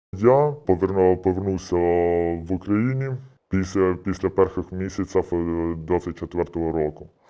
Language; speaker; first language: Ukrainian; early bilingual, heritage; Ukrainian